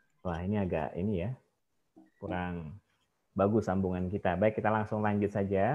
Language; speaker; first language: Indonesian; native; Indonesian